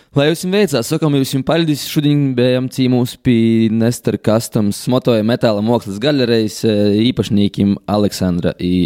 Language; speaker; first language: Latvian; native; Latvian